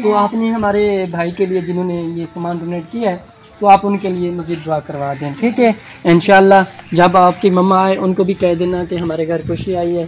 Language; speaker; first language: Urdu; non-native, local second language; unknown